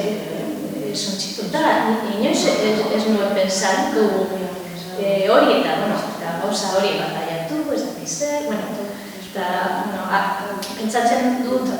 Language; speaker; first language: Basque; non-native, learner; Spanish